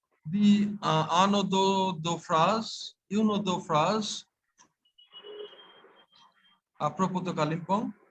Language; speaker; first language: French; non-native, fluent; Bangla